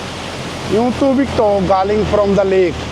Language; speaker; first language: Filipino; non-native, learner; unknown